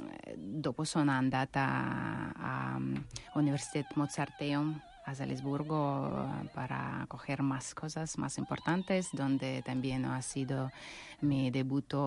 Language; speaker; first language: Spanish; non-native, learner; Russian